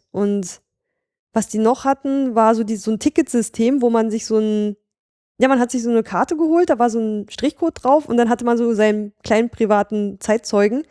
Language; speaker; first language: German; native; German